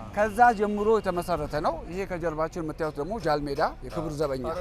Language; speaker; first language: Amharic; native; Amharic